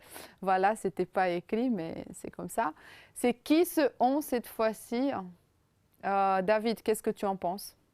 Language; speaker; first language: French; non-native, fluent; Romanian